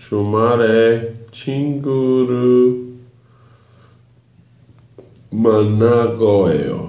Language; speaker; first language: Korean; non-native, learner; English